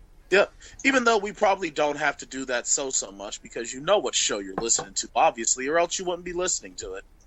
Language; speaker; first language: English; native; English